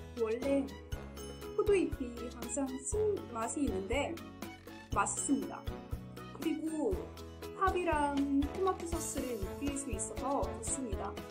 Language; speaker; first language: Korean; non-native, learner; Arabic